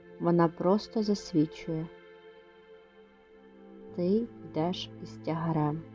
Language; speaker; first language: Ukrainian; native; Ukrainian